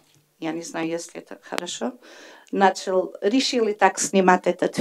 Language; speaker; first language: Russian; non-native, fluent; Portuguese